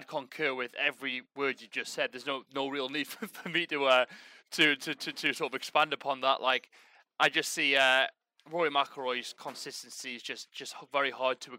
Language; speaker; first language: English; native; English